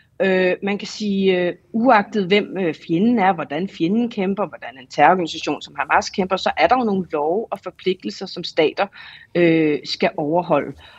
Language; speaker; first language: Danish; native; Danish